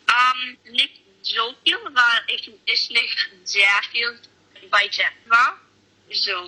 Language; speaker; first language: German; early bilingual, heritage; English